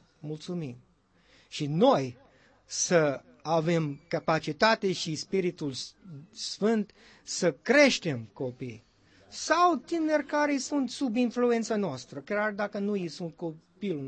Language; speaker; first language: Romanian; non-native, learner; English